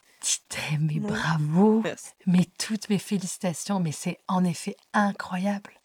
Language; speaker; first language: French; native; French